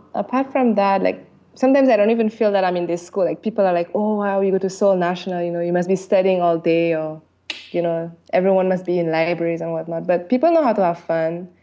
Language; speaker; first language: English; early bilingual, other home language; French